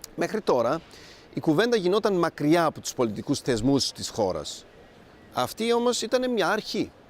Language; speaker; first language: Greek; early bilingual, heritage; Greek